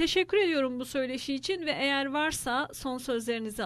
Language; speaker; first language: Turkish; native; Turkish